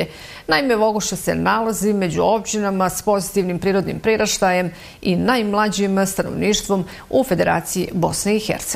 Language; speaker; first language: Serbian; native; Serbian